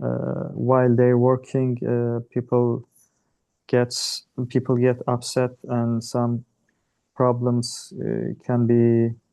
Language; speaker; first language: English; non-native, learner; Turkish